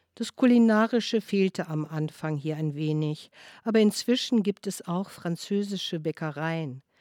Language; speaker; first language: German; non-native, fluent; French